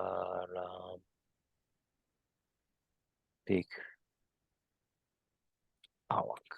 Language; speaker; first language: Indonesian; non-native, fluent; Japanese